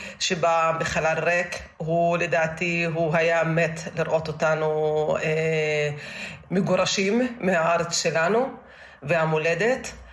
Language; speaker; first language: Hebrew; non-native, local second language; Arabic